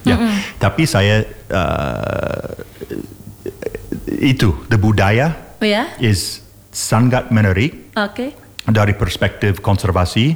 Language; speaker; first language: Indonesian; non-native, learner; English